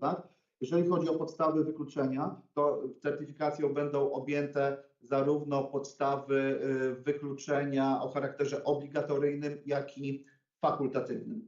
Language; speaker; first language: Polish; native; Polish